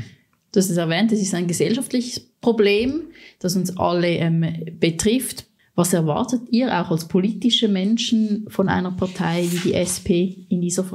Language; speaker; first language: German; native; German